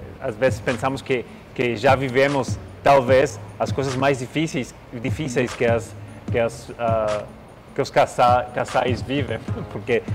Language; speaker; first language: Portuguese; non-native, learner; Spanish